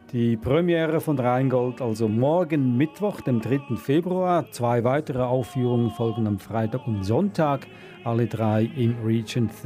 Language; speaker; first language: German; native; German